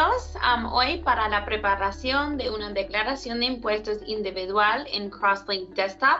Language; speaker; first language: Spanish; early bilingual, heritage; Spanish